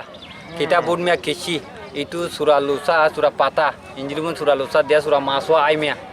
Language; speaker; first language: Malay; non-native, learner; Rohingya